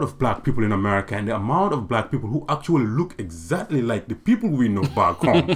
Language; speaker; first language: English; non-native, local second language; Mandingo